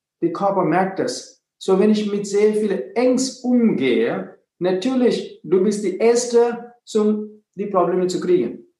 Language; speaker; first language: German; non-native, fluent; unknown